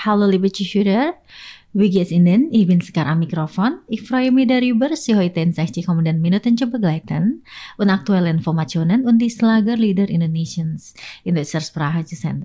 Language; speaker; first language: German; non-native, fluent; Indonesian